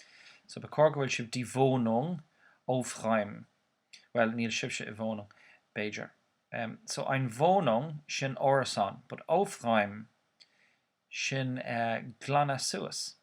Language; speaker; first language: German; non-native, fluent; Irish